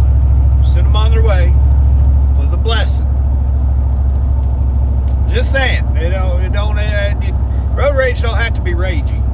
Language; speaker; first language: English; native; English